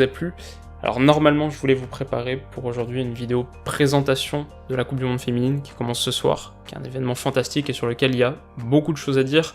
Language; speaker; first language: French; native; French